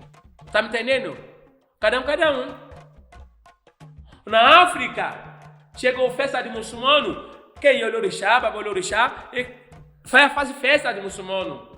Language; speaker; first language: Portuguese; non-native, fluent; Yoruba